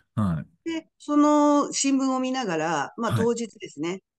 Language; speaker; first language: Japanese; native; Japanese